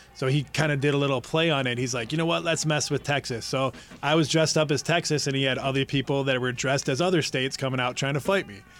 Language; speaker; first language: English; native; English